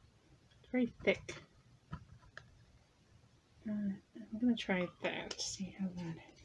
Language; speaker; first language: English; native; English